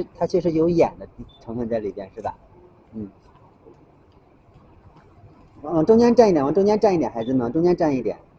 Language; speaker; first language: Chinese; native; Chinese